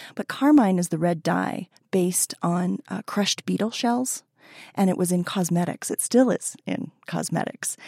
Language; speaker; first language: English; native; English